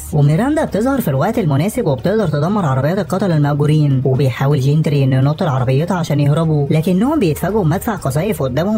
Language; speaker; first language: Arabic; native; Arabic